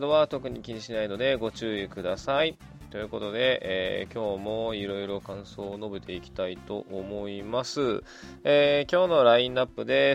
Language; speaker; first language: Japanese; native; Japanese